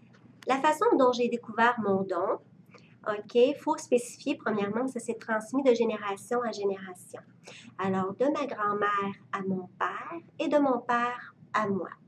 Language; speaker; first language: French; native; French